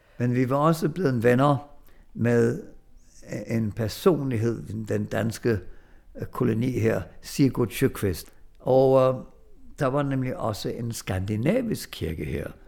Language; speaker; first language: Danish; early bilingual, other home language; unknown